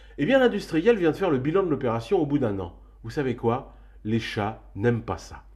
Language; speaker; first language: French; native; French